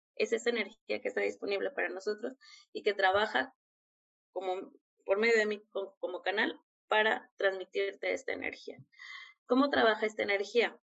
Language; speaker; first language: Spanish; native; Spanish